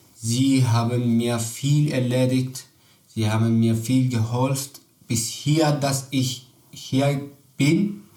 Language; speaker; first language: German; non-native, learner; Persian